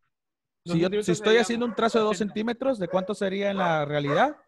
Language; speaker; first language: Spanish; native; Spanish